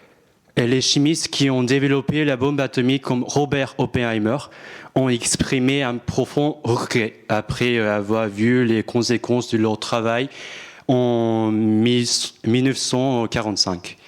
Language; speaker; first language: French; non-native, fluent; Japanese